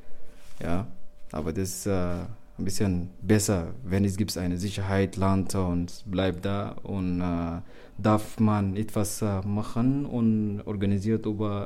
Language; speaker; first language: German; non-native, learner; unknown